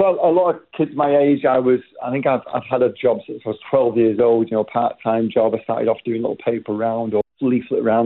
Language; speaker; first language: English; native; English